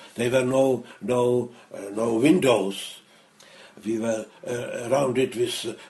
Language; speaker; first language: English; non-native, fluent; Czech